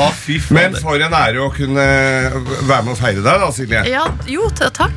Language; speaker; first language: Norwegian; native; Norwegian